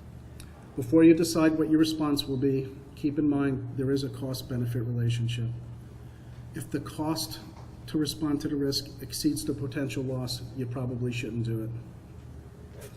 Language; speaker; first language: English; native; English